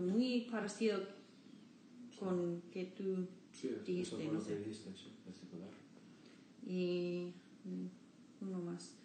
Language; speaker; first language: Spanish; non-native, learner; English